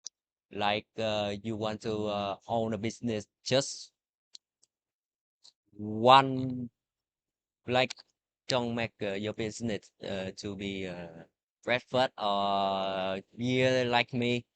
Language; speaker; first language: English; non-native, learner; Vietnamese